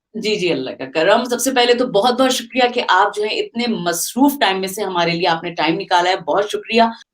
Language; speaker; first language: Urdu; native; Urdu